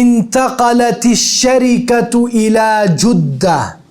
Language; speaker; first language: Arabic; non-native, fluent; Urdu